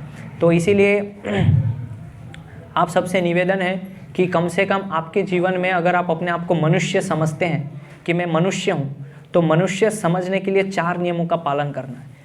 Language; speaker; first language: Hindi; native; Hindi